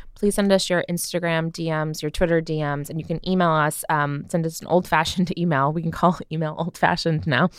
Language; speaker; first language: English; native; English